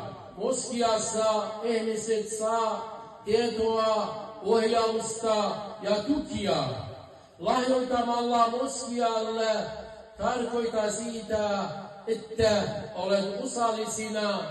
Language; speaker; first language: Finnish; non-native, fluent; Arabic